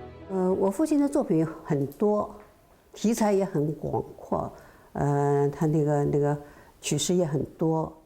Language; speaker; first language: Chinese; native; Chinese